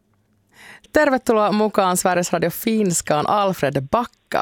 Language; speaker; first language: Finnish; native; Finnish